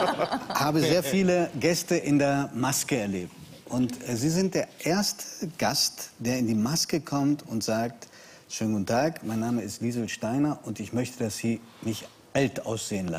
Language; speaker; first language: German; native; German